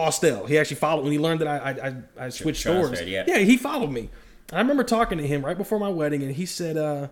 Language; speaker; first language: English; native; English